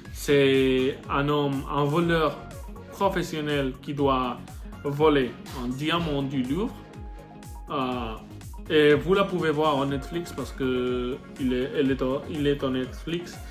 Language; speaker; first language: French; non-native, learner; Spanish